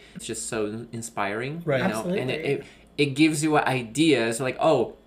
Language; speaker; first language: English; non-native, fluent; Portuguese